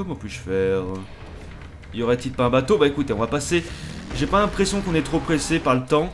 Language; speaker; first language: French; native; French